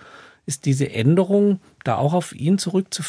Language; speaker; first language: German; native; German